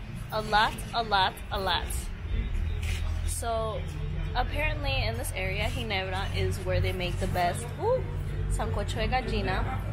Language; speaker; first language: English; early bilingual, other home language; Spanish